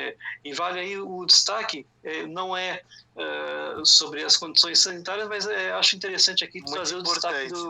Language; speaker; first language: Portuguese; native; Portuguese